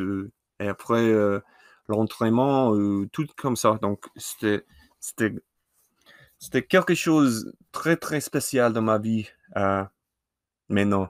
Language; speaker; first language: French; non-native, learner; English